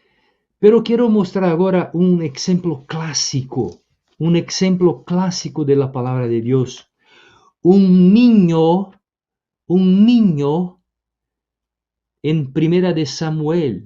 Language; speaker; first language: Spanish; non-native, fluent; Portuguese